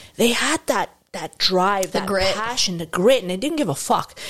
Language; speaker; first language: English; non-native, fluent; Arabic